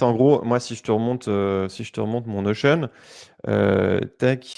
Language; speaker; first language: French; native; French